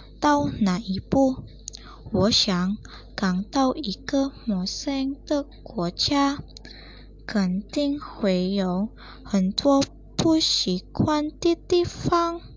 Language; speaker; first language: Chinese; non-native, learner; Indonesian